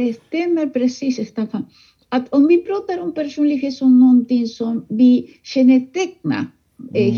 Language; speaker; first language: Swedish; non-native, fluent; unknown